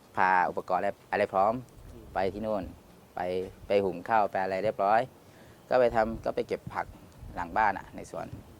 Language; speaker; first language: Thai; non-native, local second language; Pattani Malay